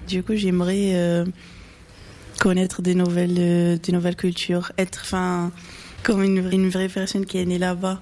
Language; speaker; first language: French; non-native, fluent; Portuguese